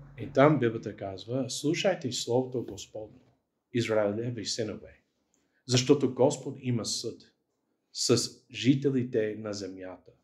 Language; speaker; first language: Bulgarian; non-native, fluent; English